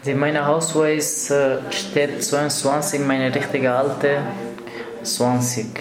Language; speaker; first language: German; non-native, learner; Persian